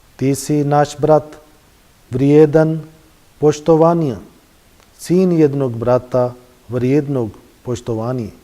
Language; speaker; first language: Bosnian; non-native, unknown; Urdu